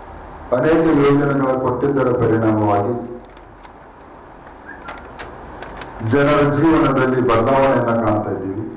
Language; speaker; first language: Kannada; native; Kannada